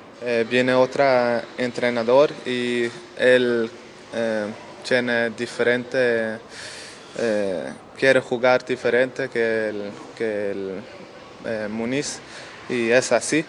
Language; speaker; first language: Spanish; non-native, learner; Danish